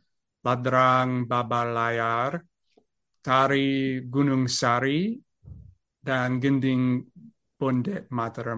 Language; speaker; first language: Indonesian; non-native, fluent; English